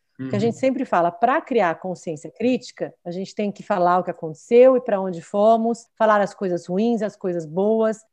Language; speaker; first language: Portuguese; native; Portuguese